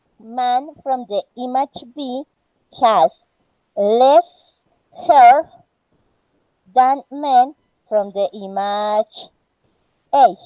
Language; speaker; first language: English; non-native, learner; Spanish